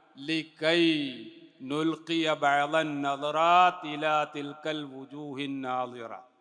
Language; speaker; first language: Arabic; non-native, fluent; Malayalam